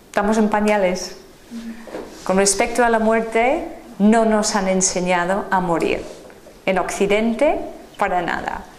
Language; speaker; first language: Spanish; non-native, fluent; English